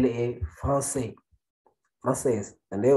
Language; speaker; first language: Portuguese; non-native, fluent; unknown